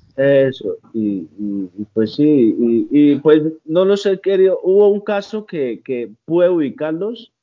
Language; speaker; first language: Spanish; native; Spanish